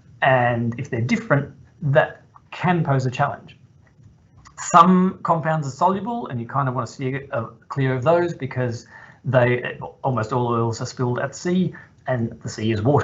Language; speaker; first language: English; native; English